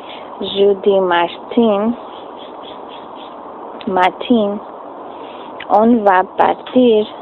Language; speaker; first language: French; non-native, learner; English